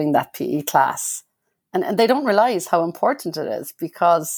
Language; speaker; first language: English; native; English